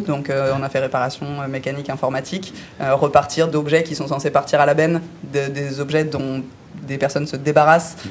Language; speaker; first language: French; native; French